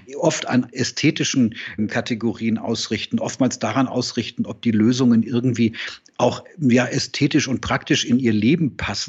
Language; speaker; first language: German; native; German